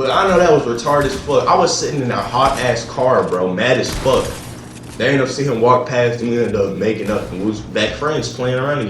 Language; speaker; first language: English; native; English